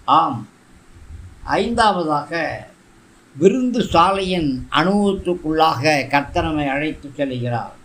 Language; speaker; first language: Tamil; native; Tamil